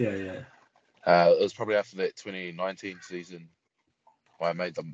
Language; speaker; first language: English; native; English